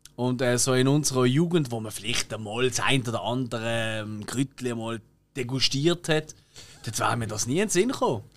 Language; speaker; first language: German; native; German